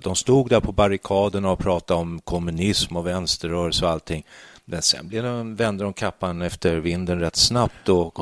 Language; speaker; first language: Swedish; native; Swedish